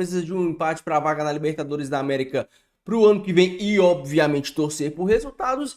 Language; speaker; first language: Portuguese; native; Portuguese